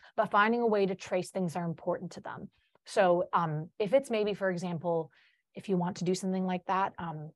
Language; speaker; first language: English; early bilingual, other home language; Polish